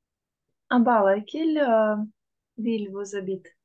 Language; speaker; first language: French; non-native, learner; Russian